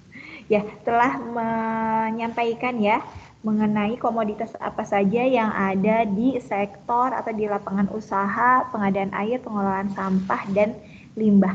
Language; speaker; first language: Indonesian; native; Indonesian